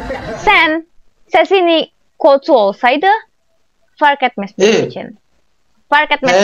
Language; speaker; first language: Turkish; non-native, learner; Indonesian